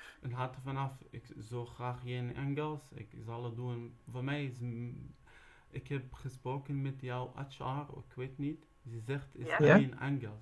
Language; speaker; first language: Dutch; non-native, learner; Arabic